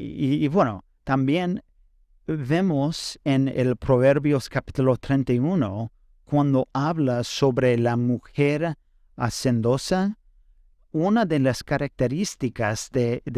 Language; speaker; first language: Spanish; non-native, fluent; English